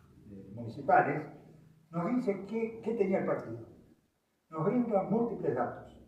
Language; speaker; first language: Spanish; native; Spanish